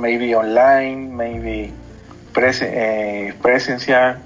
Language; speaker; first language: English; non-native, learner; Spanish